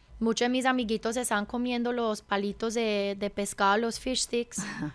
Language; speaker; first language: Spanish; early bilingual, heritage; Spanish